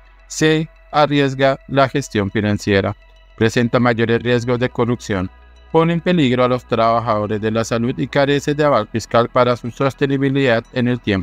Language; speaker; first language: Spanish; native; Spanish